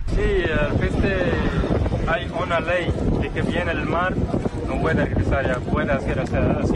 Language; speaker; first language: Spanish; non-native, learner; Arabic